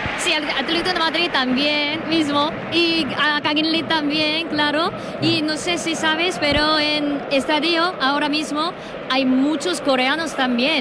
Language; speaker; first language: Spanish; non-native, learner; Korean